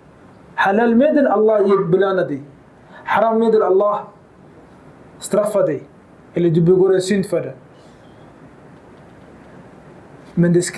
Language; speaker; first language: Swedish; early bilingual, other home language; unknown